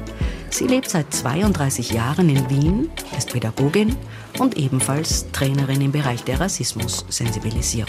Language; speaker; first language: German; native; German